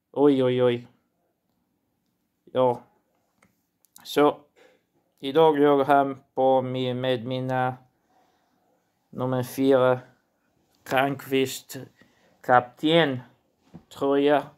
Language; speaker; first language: Swedish; non-native, learner; Portuguese